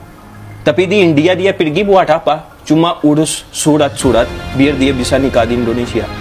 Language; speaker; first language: Indonesian; non-native, fluent; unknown